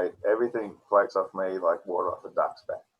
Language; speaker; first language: English; native; English